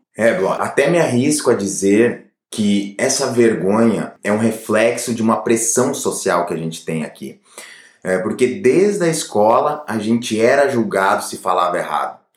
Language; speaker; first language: Portuguese; native; Portuguese